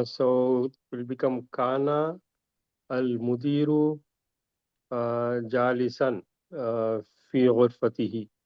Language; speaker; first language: Arabic; non-native, learner; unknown